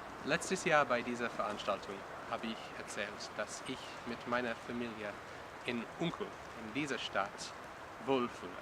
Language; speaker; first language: German; non-native, learner; English